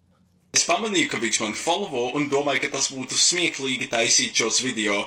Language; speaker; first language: Latvian; non-native, local second language; English